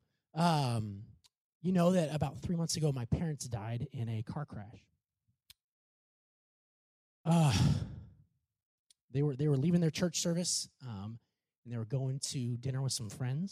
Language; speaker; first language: English; native; English